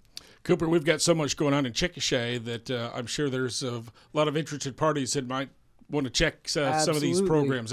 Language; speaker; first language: English; native; English